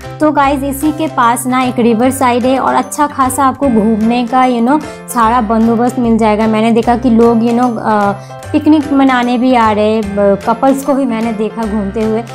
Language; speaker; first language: Hindi; non-native, local second language; Bangla